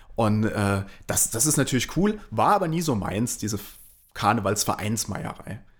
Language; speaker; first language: German; native; German